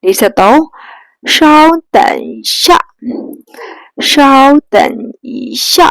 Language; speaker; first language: Chinese; non-native, fluent; Burmese